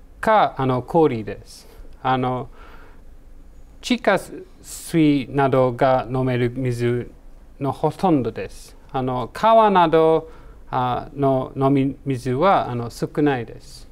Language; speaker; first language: Japanese; non-native, learner; English